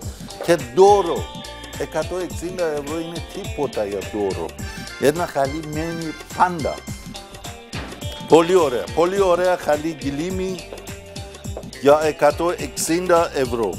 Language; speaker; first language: Greek; non-native, fluent; Persian